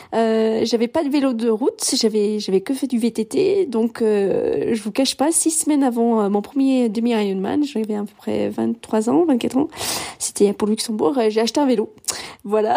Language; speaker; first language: French; early bilingual, other home language; English